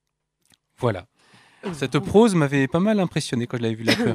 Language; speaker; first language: French; native; French